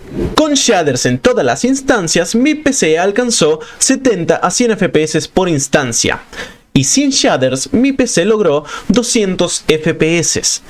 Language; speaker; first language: Spanish; native; Spanish